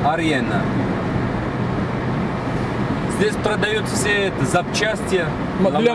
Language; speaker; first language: Russian; non-native, fluent; Arabic